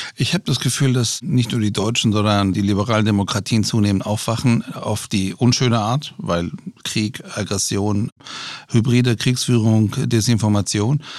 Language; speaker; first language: German; early bilingual, other home language; Persian